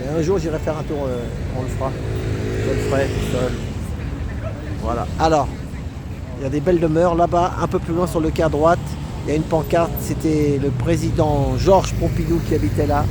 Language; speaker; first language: French; native; French